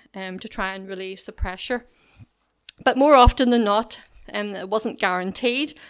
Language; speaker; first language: English; native; English